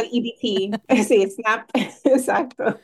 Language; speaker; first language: Spanish; non-native, fluent; English